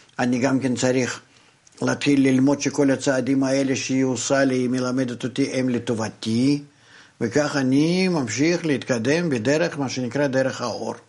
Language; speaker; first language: Hebrew; non-native, fluent; Russian